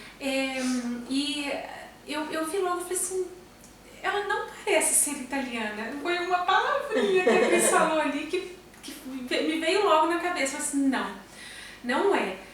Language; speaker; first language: Portuguese; native; Portuguese